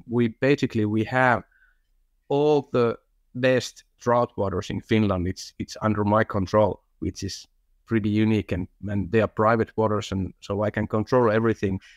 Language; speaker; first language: English; non-native, fluent; Finnish